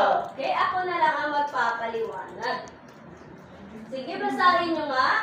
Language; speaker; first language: Filipino; native; Filipino